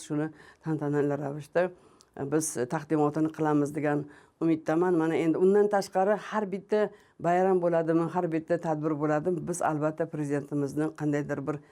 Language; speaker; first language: Uzbek; non-native, local second language; Tajik